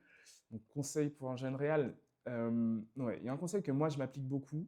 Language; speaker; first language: French; native; French